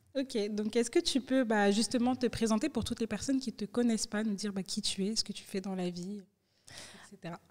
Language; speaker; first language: French; native; French